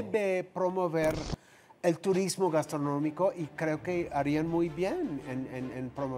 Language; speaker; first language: Spanish; non-native, fluent; English